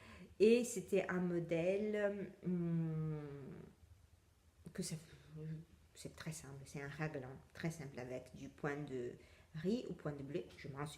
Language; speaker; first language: French; non-native, fluent; Italian